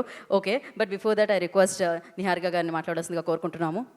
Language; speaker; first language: Telugu; native; Telugu